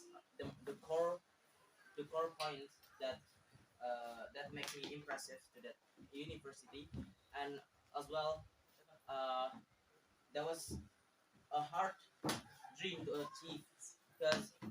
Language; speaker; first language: English; non-native, learner; Indonesian